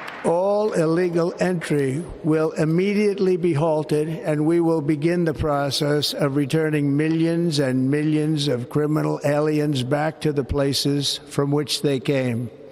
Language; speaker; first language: English; native; English